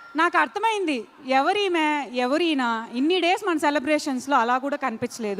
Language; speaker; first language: Telugu; native; Telugu